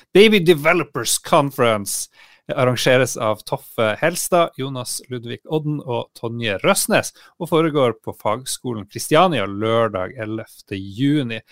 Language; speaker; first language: Norwegian; native; Norwegian